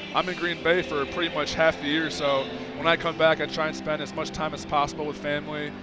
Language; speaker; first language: English; native; English